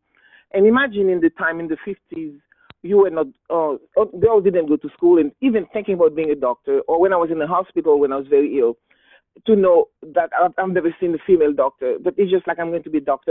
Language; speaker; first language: English; non-native, fluent; Haitian Creole